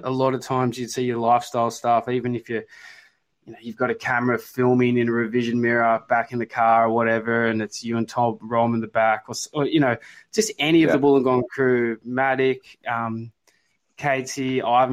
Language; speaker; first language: English; native; English